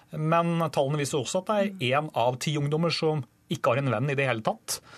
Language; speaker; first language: Norwegian; native; Norwegian